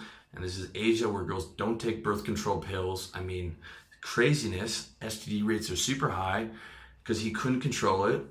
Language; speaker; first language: English; native; English